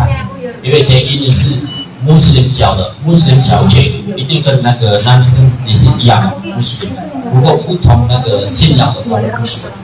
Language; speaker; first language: Chinese; non-native, learner; Indonesian